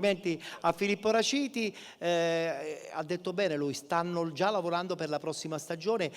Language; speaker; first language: Italian; native; Italian